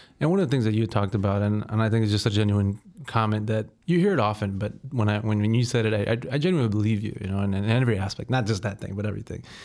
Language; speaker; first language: English; native; English